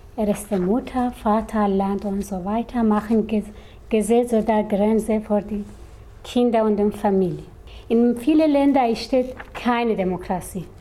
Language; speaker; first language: German; non-native, learner; Kurdish